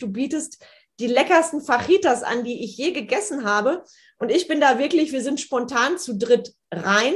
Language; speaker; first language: German; native; German